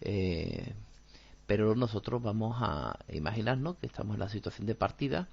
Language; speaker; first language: Spanish; native; Spanish